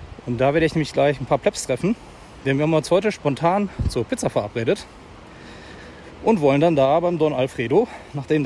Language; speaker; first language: German; native; German